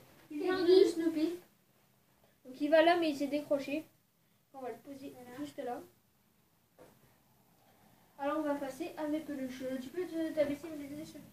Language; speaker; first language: French; native; French